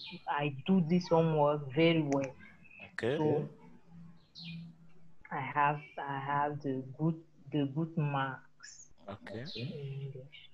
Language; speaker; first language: English; non-native, learner; French